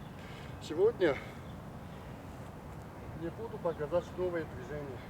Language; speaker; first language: Russian; non-native, learner; Chinese